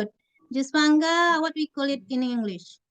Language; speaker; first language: English; non-native, fluent; Indonesian